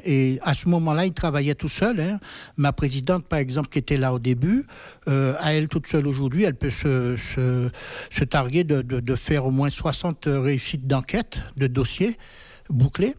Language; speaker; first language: French; native; French